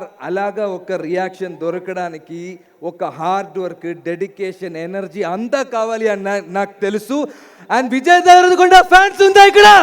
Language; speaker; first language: Telugu; non-native, learner; Malayalam